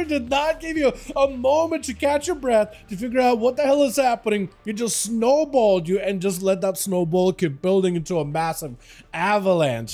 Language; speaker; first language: English; native; English